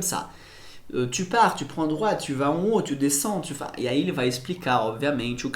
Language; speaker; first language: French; non-native, fluent; Portuguese